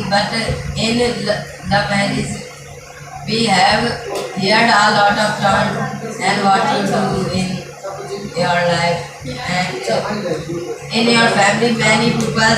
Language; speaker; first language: English; non-native, learner; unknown